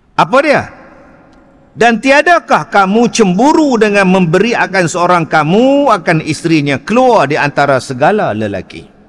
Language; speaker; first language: Malay; native; Malay